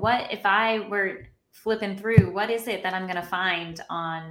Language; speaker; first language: English; native; English